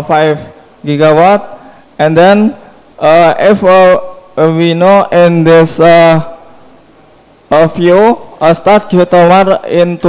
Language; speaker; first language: English; non-native, learner; Indonesian